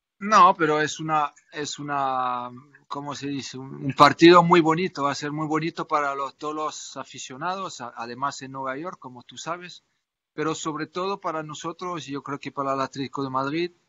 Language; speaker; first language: Spanish; non-native, fluent; French